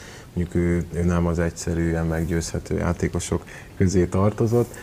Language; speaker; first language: Hungarian; native; Hungarian